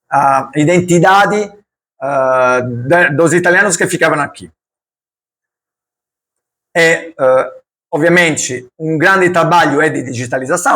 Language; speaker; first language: Portuguese; non-native, learner; Italian